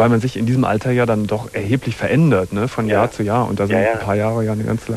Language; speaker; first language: German; native; German